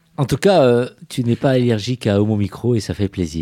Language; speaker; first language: French; native; French